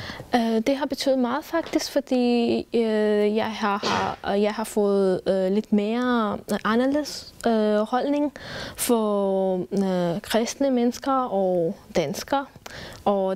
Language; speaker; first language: Danish; non-native, fluent; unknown